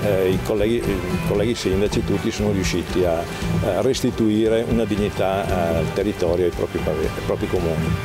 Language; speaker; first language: Italian; native; Italian